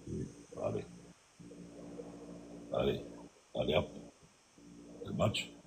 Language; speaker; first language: Spanish; non-native, learner; Arabic